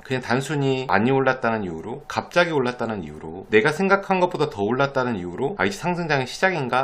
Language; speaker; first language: Korean; native; Korean